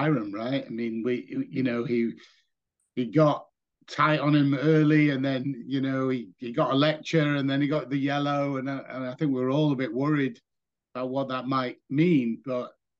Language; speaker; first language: English; native; English